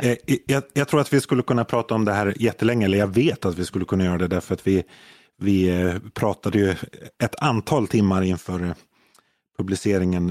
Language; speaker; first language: Swedish; native; Swedish